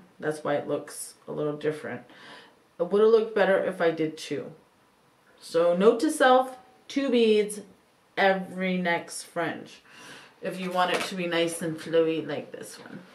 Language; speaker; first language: English; native; English